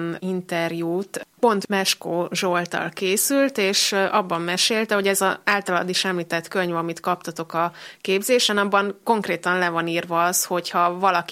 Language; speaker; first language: Hungarian; native; Hungarian